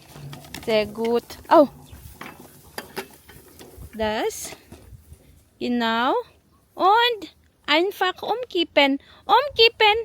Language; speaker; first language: German; non-native, learner; Filipino